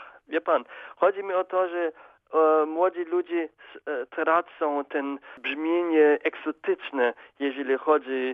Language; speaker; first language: Polish; non-native, fluent; German